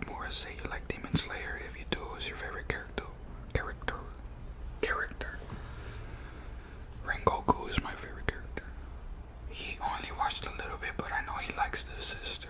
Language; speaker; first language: English; early bilingual, other home language; Spanish